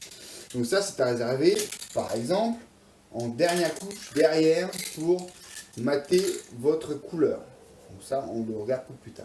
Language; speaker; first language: French; native; French